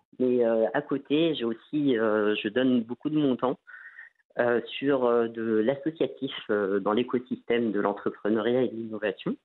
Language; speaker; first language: French; non-native, local second language; Arabic